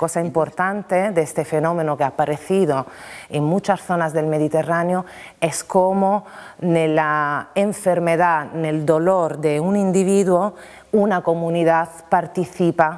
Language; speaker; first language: Spanish; non-native, fluent; Italian